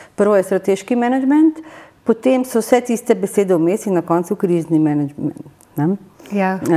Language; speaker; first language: Slovenian; native; Slovenian